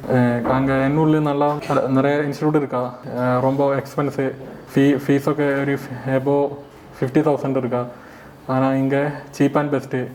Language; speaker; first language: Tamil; non-native, local second language; Malayalam